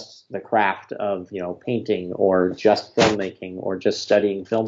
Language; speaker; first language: English; native; English